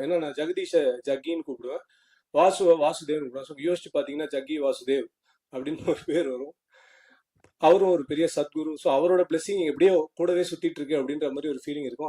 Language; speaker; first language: Tamil; native; Tamil